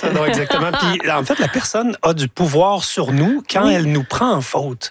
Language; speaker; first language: French; native; French